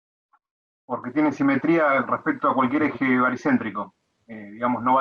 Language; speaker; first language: Spanish; native; Spanish